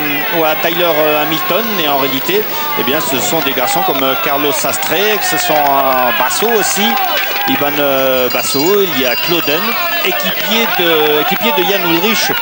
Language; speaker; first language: French; native; French